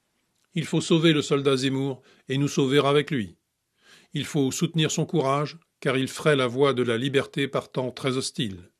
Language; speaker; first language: French; native; French